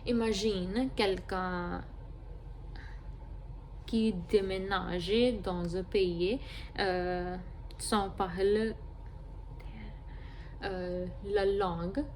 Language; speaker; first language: French; non-native, learner; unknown